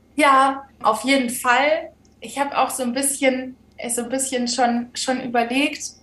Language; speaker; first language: German; native; German